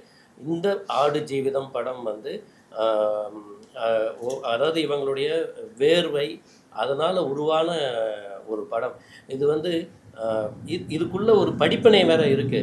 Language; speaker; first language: Tamil; native; Tamil